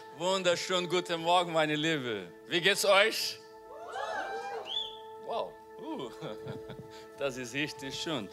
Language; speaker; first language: German; non-native, fluent; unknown